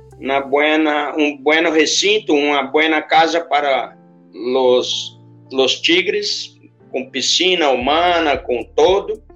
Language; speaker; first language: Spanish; non-native, learner; Portuguese